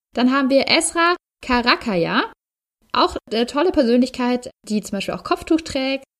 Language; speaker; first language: German; native; German